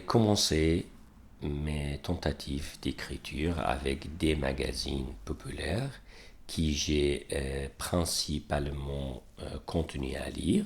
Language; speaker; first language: French; non-native, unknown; Arabic